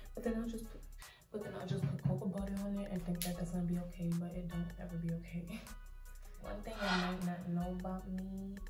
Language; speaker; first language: English; native; English